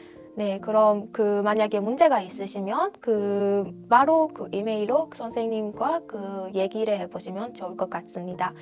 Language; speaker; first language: Korean; non-native, fluent; Persian